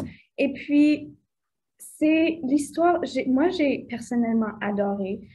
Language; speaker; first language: French; native; French